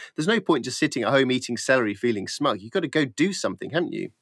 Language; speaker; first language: English; native; English